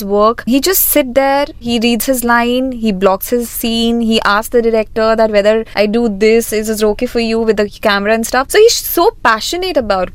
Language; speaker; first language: English; non-native, local second language; Hindi